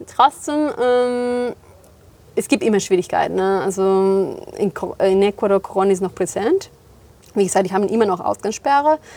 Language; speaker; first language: German; non-native, fluent; Spanish